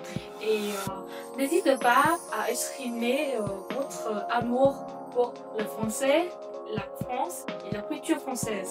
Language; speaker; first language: French; non-native, fluent; Vietnamese